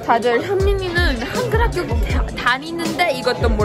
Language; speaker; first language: Korean; early bilingual, heritage; English